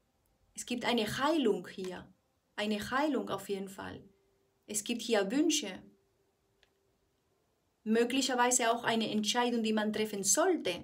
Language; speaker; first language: German; non-native, fluent; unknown